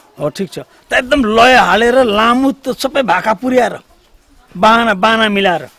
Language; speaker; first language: Nepali; native; Nepali